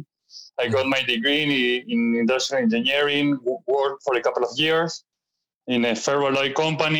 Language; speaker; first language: English; non-native, fluent; Spanish